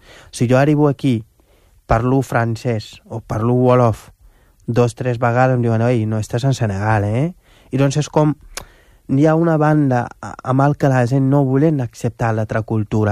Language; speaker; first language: Catalan; non-native, fluent; Wolof